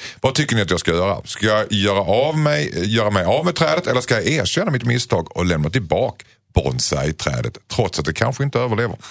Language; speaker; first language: Swedish; native; Swedish